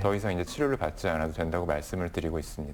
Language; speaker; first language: Korean; native; Korean